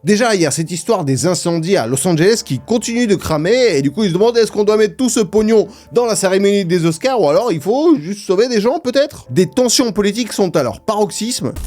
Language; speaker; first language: French; non-native, fluent; Russian